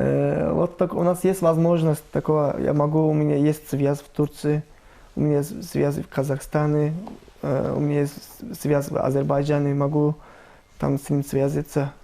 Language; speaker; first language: Russian; non-native, learner; Turkish